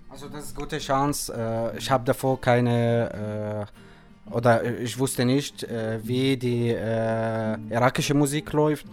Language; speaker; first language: German; non-native, fluent; Arabic